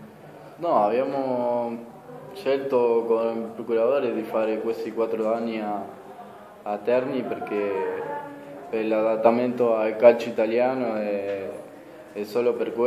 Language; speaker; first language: Italian; non-native, fluent; Spanish